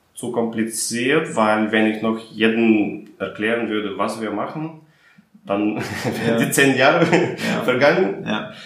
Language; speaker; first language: German; non-native, fluent; Russian